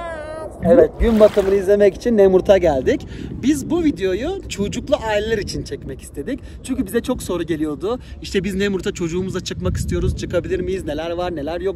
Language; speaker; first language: Turkish; native; Turkish